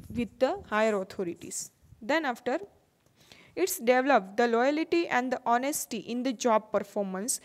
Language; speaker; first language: English; non-native, local second language; Gujarati